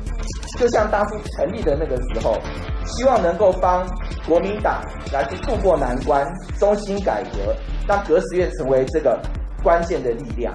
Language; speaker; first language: Chinese; native; Chinese